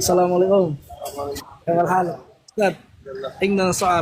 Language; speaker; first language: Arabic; non-native, learner; Indonesian